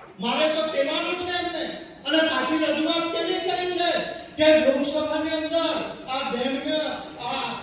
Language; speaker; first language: Gujarati; non-native, local second language; Bhili